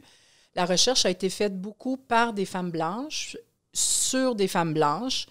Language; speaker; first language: French; native; French